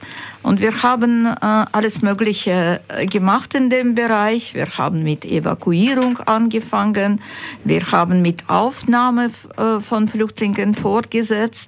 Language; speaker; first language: German; non-native, fluent; Ukrainian